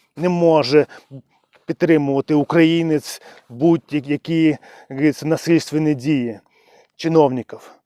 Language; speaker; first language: Ukrainian; non-native, local second language; Russian